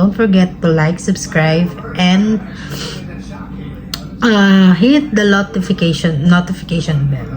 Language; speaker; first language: English; non-native, learner; Filipino